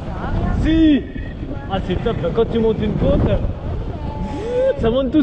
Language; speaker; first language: French; native; French